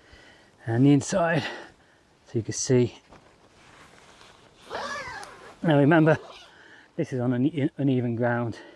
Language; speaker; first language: English; native; English